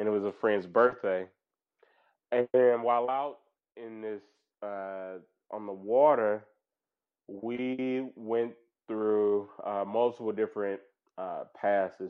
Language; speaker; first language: English; native; English